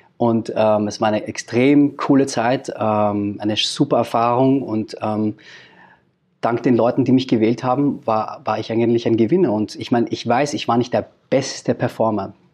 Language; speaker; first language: German; early bilingual, other home language; Filipino